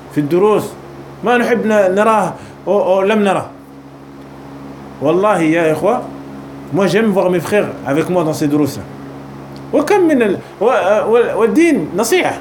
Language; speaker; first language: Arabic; non-native, fluent; French